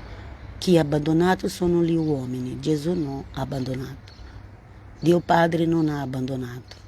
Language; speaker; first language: Italian; non-native, learner; Portuguese